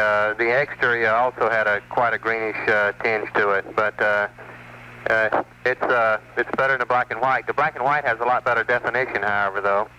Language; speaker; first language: English; native; English